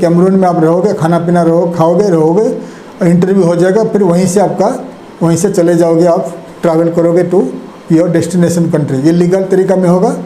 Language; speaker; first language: Hindi; non-native, local second language; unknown